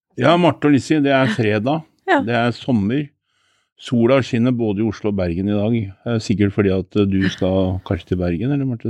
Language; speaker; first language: Norwegian; native; Norwegian